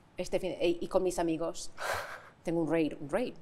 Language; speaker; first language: Spanish; non-native, fluent; English